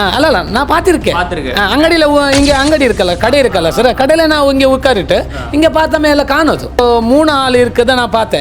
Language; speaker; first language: Tamil; non-native, learner; Kannada